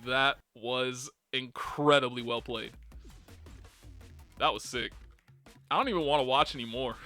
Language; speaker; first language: English; native; English